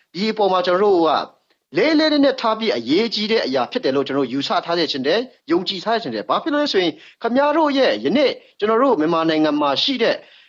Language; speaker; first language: Burmese; non-native, local second language; Kachin